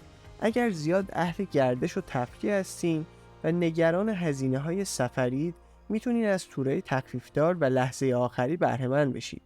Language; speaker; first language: Persian; native; Persian